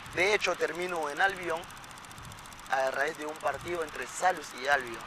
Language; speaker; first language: Spanish; non-native, fluent; French